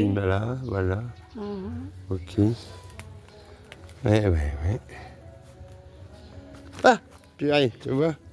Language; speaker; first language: French; native; French